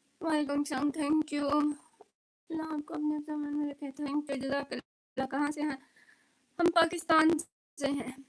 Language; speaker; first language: Urdu; non-native, local second language; Punjabi